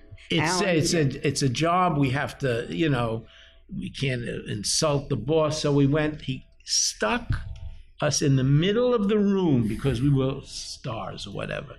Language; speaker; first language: English; early bilingual, other home language; Yiddish